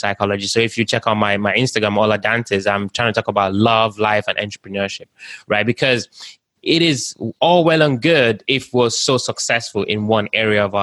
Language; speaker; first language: English; non-native, local second language; Yoruba